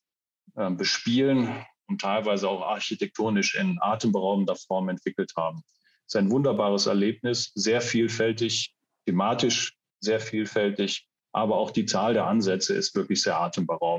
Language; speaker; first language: German; native; German